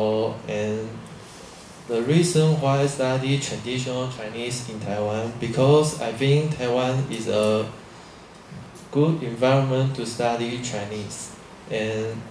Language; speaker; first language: English; non-native, learner; Chinese